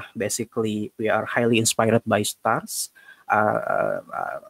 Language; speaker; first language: English; non-native, fluent; Indonesian